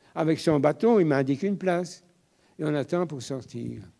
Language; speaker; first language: French; native; French